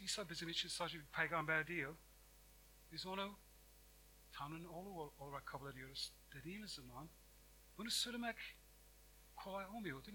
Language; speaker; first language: Turkish; non-native, fluent; English